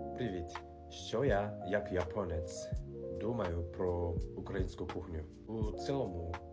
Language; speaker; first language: Ukrainian; non-native, fluent; Japanese